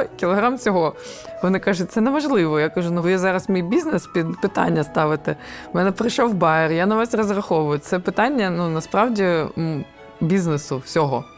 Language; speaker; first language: Ukrainian; non-native, local second language; Russian